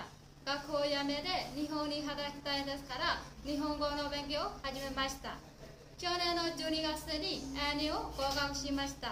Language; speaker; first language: Japanese; non-native, learner; Vietnamese